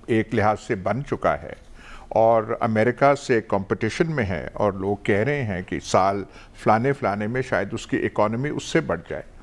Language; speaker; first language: Urdu; non-native, local second language; Punjabi